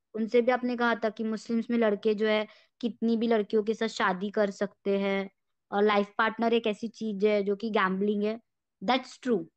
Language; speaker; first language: Hindi; native; Hindi